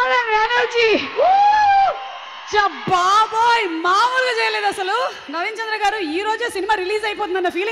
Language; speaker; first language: Telugu; native; Telugu